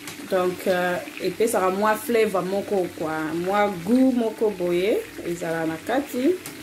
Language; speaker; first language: French; non-native, local second language; Lingala